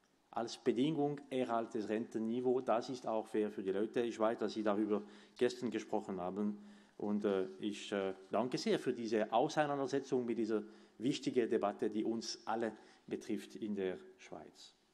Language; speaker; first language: German; non-native, local second language; French